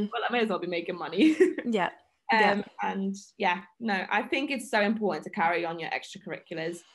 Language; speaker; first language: English; native; English